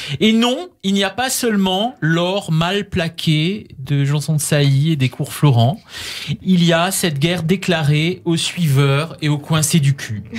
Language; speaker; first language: French; native; French